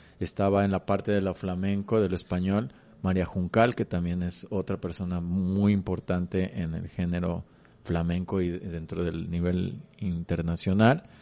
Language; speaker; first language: Spanish; native; Spanish